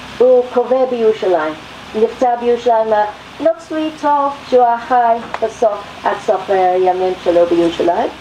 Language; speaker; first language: Hebrew; non-native, fluent; English